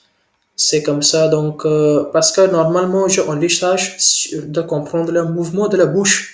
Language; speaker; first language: French; non-native, learner; Hindi